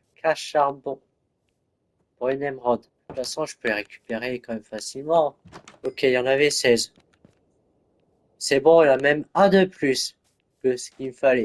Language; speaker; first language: French; native; French